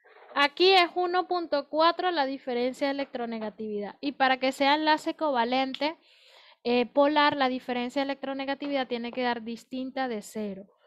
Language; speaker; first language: Spanish; native; Spanish